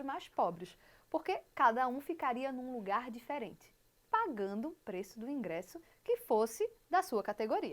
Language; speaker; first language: Portuguese; native; Portuguese